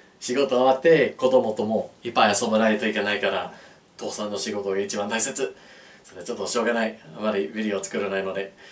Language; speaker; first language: Japanese; non-native, learner; English